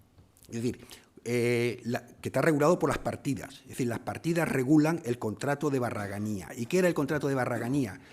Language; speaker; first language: Spanish; native; Spanish